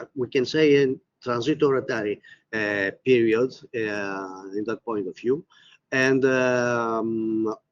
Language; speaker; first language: English; non-native, fluent; Greek